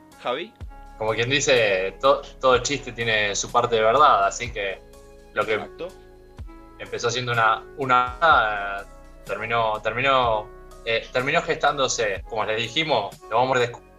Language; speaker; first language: Spanish; native; Spanish